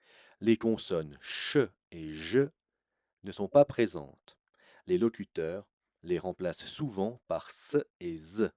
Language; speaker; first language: French; native; French